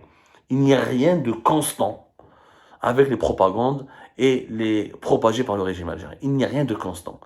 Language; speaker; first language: French; non-native, local second language; Arabic